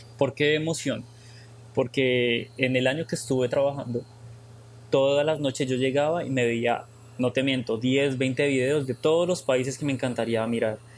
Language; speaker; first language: Spanish; native; Spanish